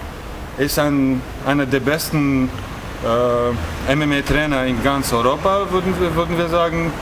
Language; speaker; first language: German; non-native, fluent; Arabic